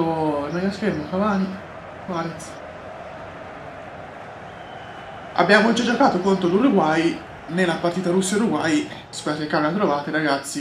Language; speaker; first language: Italian; native; Italian